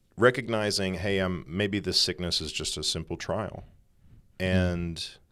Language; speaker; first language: English; native; English